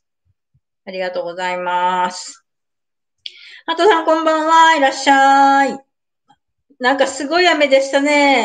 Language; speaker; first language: Japanese; native; Japanese